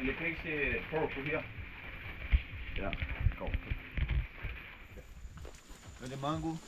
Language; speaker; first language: English; non-native, learner; Portuguese